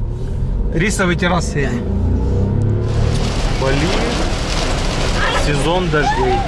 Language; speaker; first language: Russian; native; Russian